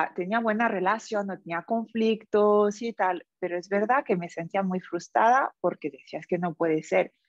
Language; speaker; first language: Spanish; non-native, fluent; French